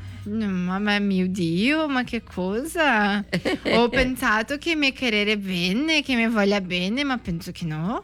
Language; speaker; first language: Italian; non-native, learner; Portuguese